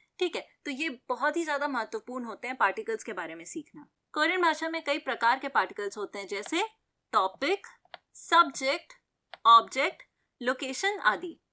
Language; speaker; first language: Hindi; native; Hindi